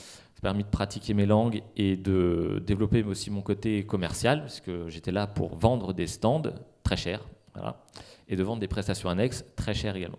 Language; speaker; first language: French; native; French